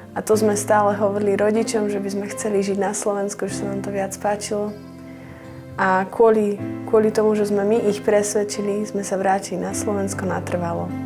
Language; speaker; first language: Slovak; early bilingual, heritage; Slovak